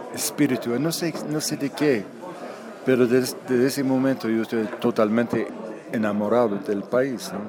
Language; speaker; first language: Spanish; non-native, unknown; English